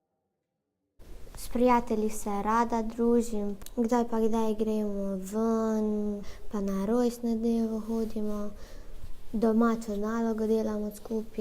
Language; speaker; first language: Slovenian; early bilingual, other home language; Albanian